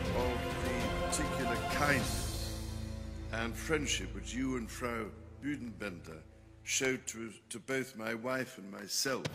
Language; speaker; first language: English; native; English